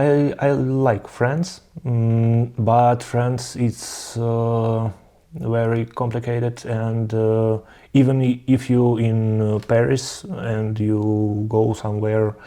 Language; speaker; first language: English; non-native, learner; Russian